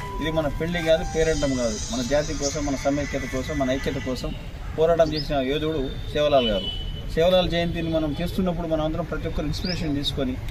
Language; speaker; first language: Telugu; non-native, local second language; Lambadi